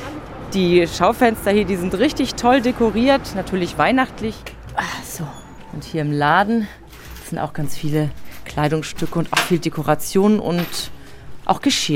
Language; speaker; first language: German; native; German